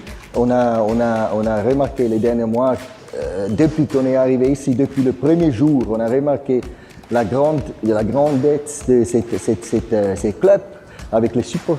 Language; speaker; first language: French; non-native, fluent; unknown